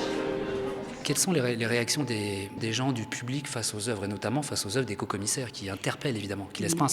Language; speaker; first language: French; native; French